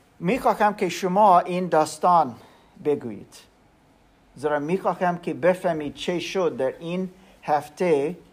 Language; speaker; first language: Persian; non-native, learner; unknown